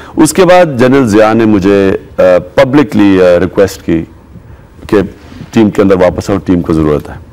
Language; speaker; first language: Urdu; native; Urdu